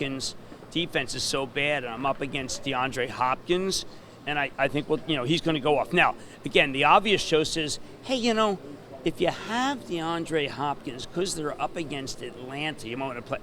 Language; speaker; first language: English; native; English